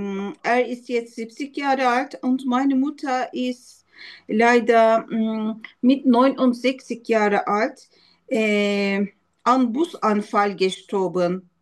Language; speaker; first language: German; non-native, learner; Turkish